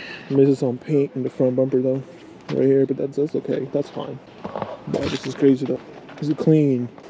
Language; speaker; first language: English; early bilingual, other home language; Spanish